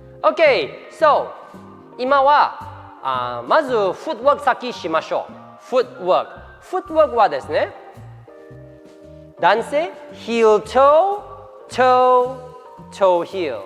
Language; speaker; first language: Japanese; non-native, fluent; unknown